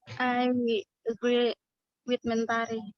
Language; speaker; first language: English; non-native, learner; Indonesian